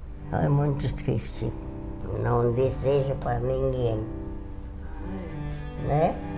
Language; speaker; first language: Portuguese; non-native, fluent; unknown